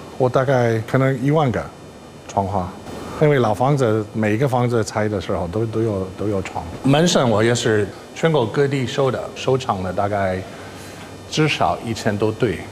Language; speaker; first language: Chinese; non-native, fluent; English